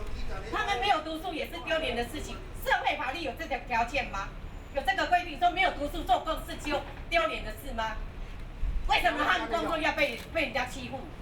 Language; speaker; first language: Chinese; native; Chinese